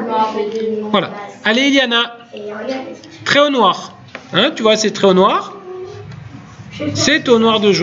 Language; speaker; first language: French; native; French